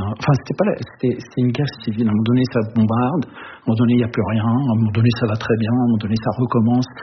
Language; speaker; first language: French; early bilingual, other home language; Arabic